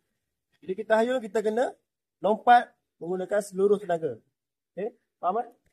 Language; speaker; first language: Malay; native; Malay